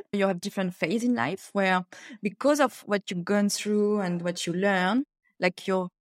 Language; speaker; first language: English; non-native, fluent; French